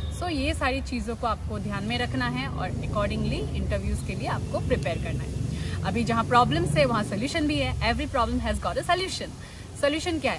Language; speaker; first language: Hindi; non-native, local second language; Assamese